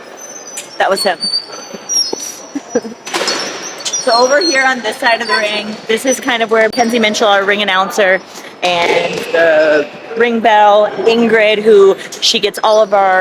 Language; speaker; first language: English; native; English